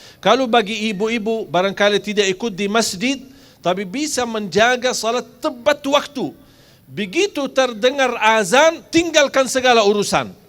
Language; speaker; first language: Malay; non-native, fluent; Arabic